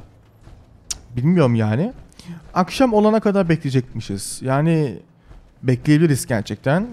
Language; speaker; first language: Turkish; early bilingual, heritage; Turkish